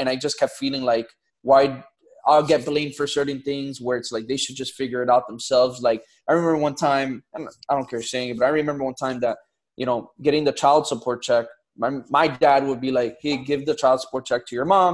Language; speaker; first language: English; native; English